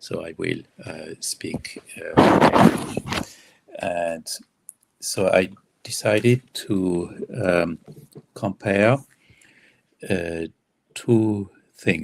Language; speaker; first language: English; non-native, fluent; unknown